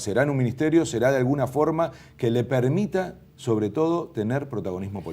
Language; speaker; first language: Spanish; native; Spanish